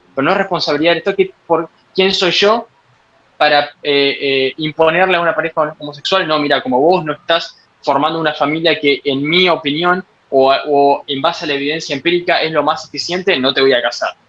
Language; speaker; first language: Spanish; native; Spanish